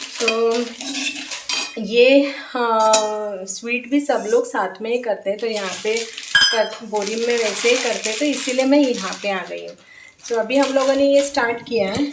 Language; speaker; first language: Hindi; non-native, local second language; Konkani